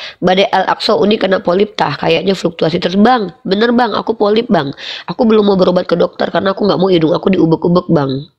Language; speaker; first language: Indonesian; native; Indonesian